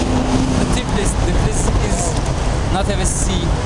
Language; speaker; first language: English; non-native, learner; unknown